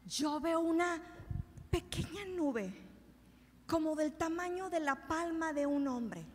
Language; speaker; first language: Spanish; native; Spanish